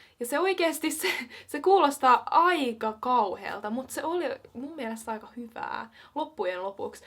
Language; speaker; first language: Finnish; native; Finnish